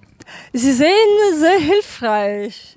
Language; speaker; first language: German; non-native, learner; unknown